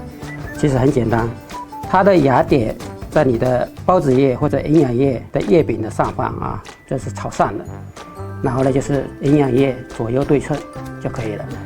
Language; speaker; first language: Chinese; native; Chinese